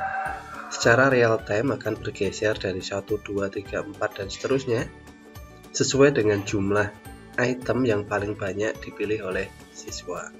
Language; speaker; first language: Indonesian; native; Indonesian